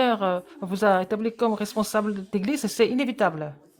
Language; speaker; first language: French; non-native, fluent; Korean